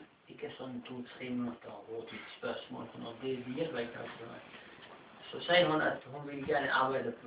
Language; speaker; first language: Danish; non-native, fluent; Arabic